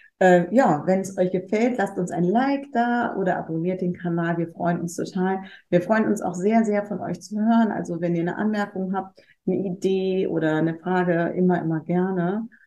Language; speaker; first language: German; native; German